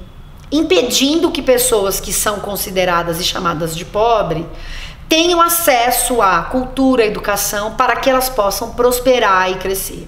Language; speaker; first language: Portuguese; native; Portuguese